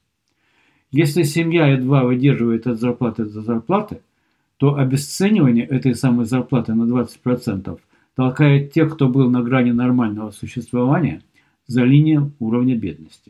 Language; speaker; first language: Russian; native; Russian